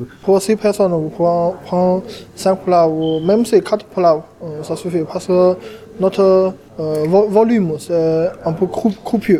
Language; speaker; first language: French; non-native, fluent; Chinese